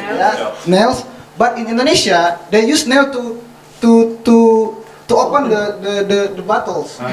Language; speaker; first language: English; non-native, fluent; Indonesian